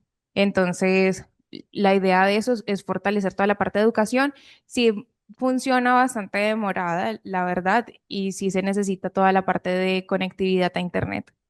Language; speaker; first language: Spanish; native; Spanish